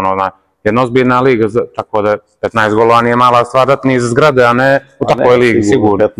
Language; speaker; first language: Bosnian; native; Bosnian